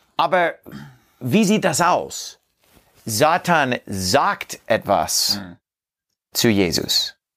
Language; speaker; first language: German; non-native, learner; English